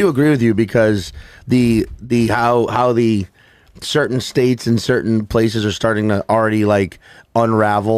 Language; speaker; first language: English; native; English